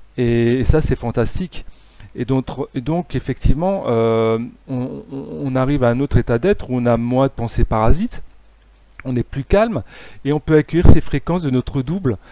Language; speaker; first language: French; native; French